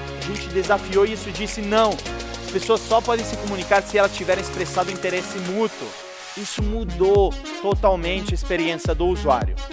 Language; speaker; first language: Portuguese; non-native, fluent; Italian